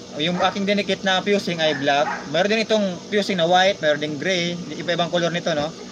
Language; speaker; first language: Filipino; non-native, local second language; Hiligaynon